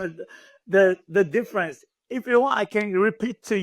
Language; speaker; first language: English; non-native, learner; French